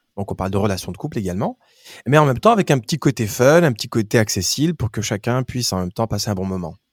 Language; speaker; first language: French; native; French